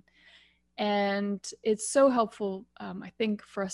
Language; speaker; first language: English; native; English